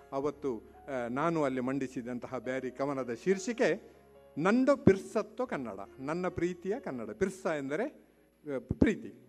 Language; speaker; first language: Kannada; non-native, local second language; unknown